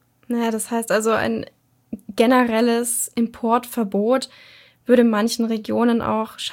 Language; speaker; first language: German; native; German